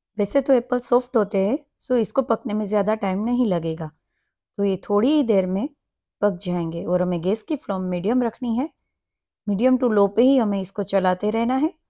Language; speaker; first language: Hindi; non-native, local second language; Gujarati